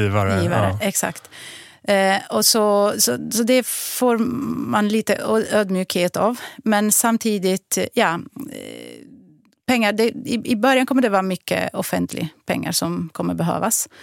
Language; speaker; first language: Swedish; non-native, fluent; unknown